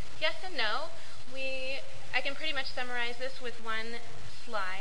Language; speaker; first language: English; native; English